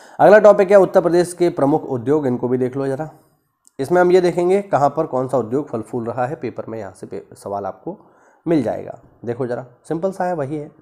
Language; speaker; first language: Hindi; native; Hindi